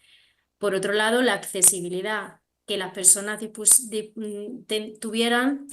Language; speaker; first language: Spanish; native; Spanish